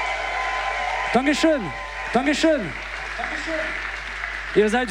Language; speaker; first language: German; non-native, local second language; French